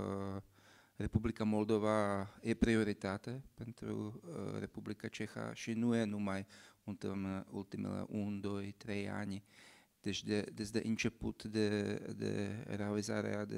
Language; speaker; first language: Romanian; non-native, fluent; Czech